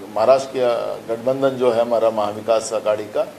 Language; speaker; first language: Hindi; non-native, local second language; Marathi